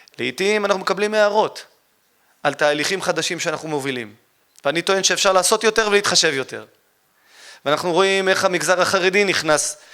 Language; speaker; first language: Hebrew; native; Hebrew